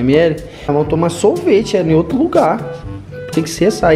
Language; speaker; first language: Portuguese; native; Portuguese